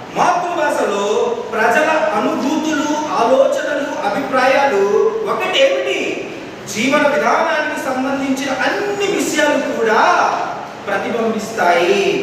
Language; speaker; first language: Telugu; non-native, local second language; Odia